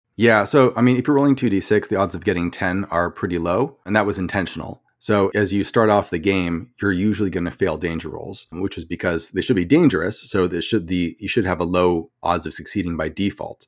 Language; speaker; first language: English; native; English